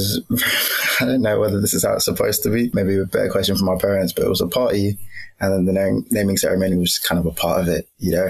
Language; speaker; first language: English; native; English